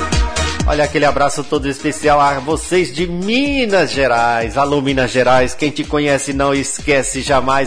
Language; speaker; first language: Portuguese; native; Portuguese